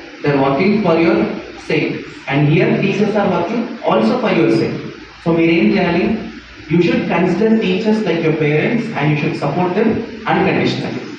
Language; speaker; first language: English; non-native, local second language; Telugu